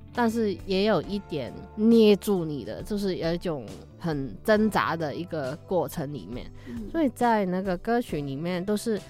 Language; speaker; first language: Chinese; non-native, local second language; Cantonese